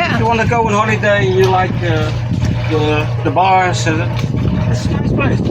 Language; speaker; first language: English; non-native, fluent; Dutch